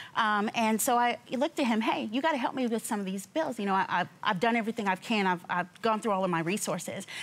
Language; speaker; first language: English; native; English